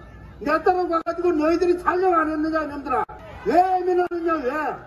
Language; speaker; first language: Korean; native; Korean